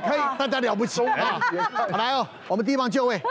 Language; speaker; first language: Chinese; native; Chinese